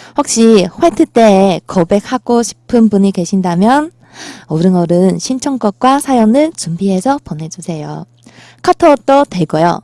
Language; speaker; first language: Korean; non-native, fluent; Chinese